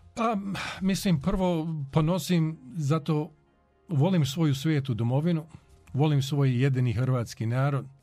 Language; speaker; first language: Croatian; early bilingual, heritage; Croatian